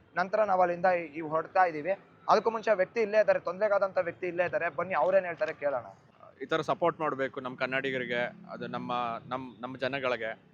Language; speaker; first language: Kannada; native; Kannada